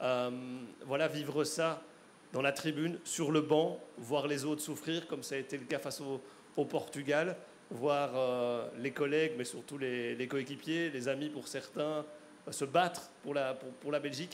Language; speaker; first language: French; native; French